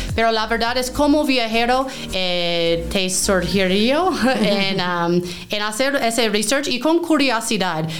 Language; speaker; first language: Spanish; non-native, fluent; English